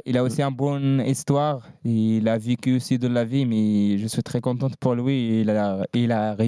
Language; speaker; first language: French; non-native, learner; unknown